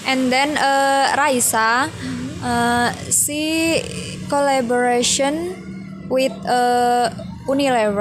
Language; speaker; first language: English; non-native, learner; Indonesian